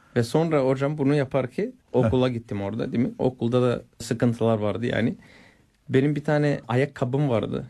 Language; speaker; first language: Turkish; non-native, fluent; Bulgarian